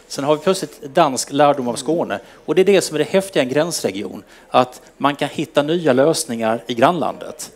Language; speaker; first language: Swedish; native; Swedish